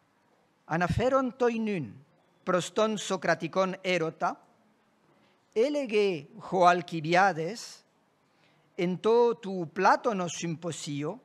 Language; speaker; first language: Greek; non-native, fluent; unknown